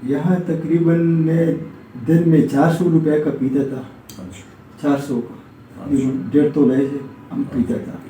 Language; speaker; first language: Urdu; non-native, local second language; Pashto